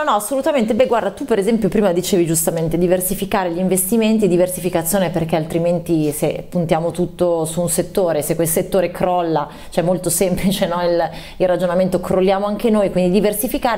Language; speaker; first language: Italian; native; Italian